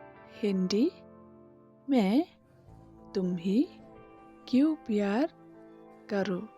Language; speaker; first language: Hindi; non-native, local second language; Khasi